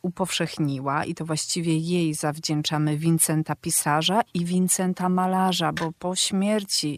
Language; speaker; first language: Polish; native; Polish